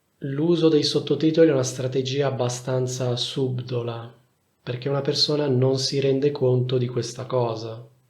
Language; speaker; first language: Italian; native; Italian